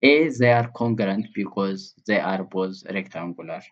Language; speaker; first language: English; non-native, local second language; Amharic